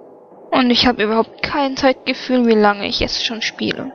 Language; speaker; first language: German; native; German